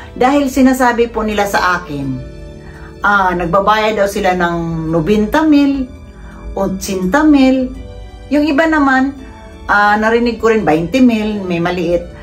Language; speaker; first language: Filipino; non-native, local second language; Cebuano